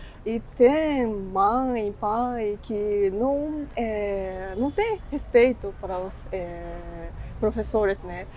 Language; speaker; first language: Portuguese; non-native, fluent; Japanese